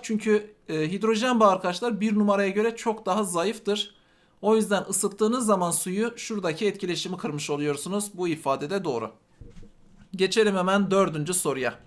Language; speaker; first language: Turkish; native; Turkish